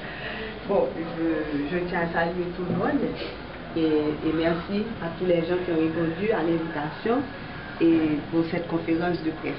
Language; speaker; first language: French; non-native, local second language; Haitian Creole